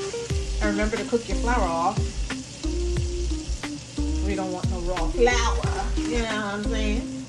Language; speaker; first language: English; native; English